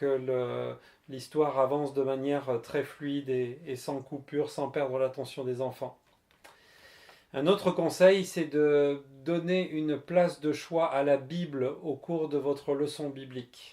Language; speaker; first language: French; native; French